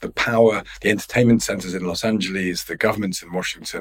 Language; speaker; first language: English; native; English